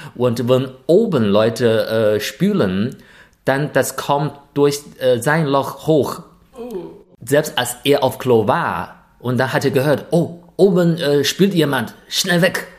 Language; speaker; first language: German; non-native, fluent; Chinese